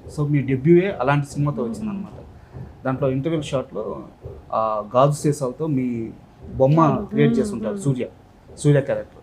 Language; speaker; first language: Telugu; native; Telugu